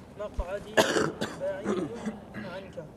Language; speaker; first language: Arabic; non-native, learner; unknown